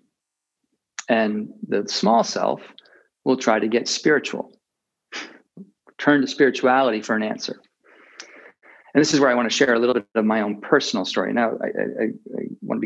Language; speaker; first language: English; native; English